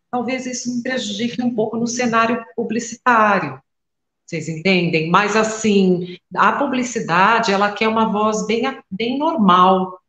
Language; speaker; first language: Portuguese; native; Portuguese